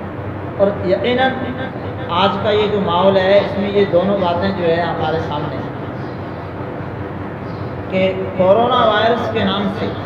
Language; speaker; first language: Urdu; native; Urdu